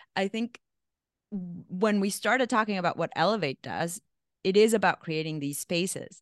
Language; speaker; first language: English; non-native, fluent; Spanish